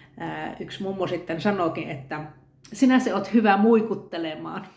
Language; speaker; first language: Finnish; native; Finnish